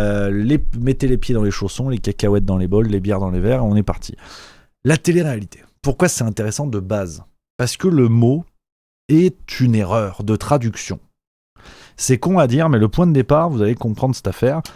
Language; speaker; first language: French; native; French